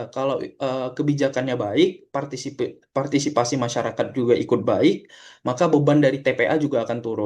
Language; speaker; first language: Indonesian; native; Indonesian